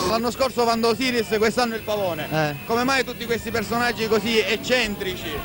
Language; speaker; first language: Italian; native; Italian